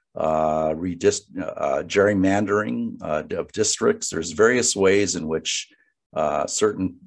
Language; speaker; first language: English; native; English